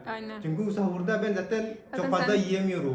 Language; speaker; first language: Turkish; non-native, learner; Indonesian